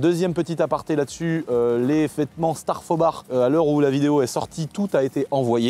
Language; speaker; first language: French; native; French